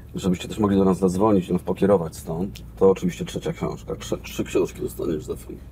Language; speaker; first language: Polish; native; Polish